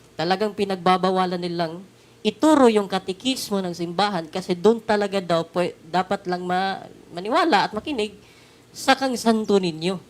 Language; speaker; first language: Filipino; non-native, local second language; Cebuano